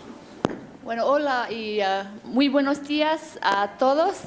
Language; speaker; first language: Spanish; non-native, fluent; English